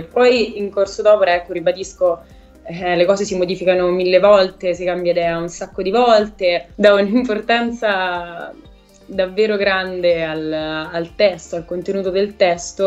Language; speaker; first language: Italian; native; Italian